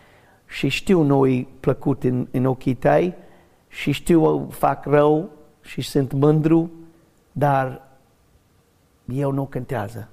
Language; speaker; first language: Romanian; non-native, learner; English